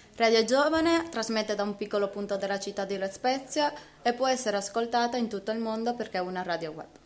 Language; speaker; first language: Italian; non-native, fluent; Spanish